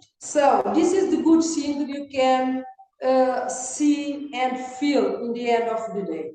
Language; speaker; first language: English; non-native, learner; Kabuverdianu